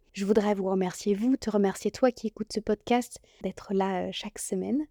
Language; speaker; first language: French; native; French